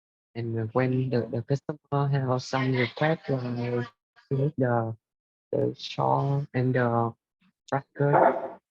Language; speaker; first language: English; non-native, learner; Vietnamese